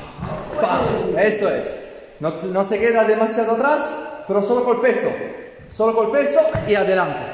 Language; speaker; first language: Spanish; non-native, fluent; Italian